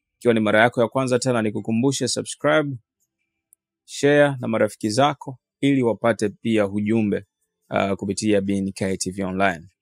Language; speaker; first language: Swahili; native; Swahili